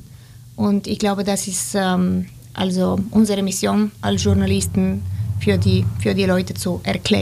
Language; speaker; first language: German; non-native, fluent; Bulgarian